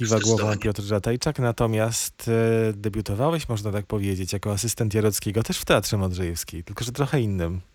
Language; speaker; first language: Polish; native; Polish